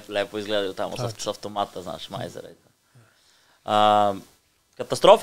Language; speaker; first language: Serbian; non-native, learner; Bulgarian